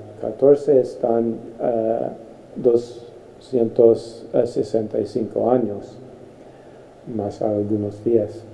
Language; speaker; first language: Spanish; non-native, fluent; English